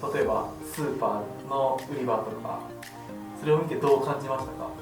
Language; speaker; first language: Japanese; non-native, fluent; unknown